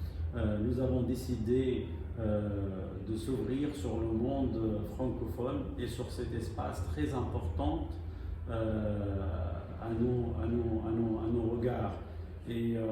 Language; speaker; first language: French; non-native, fluent; Arabic